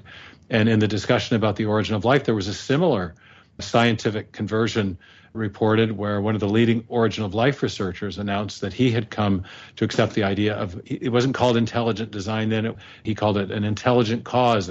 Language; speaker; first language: English; native; English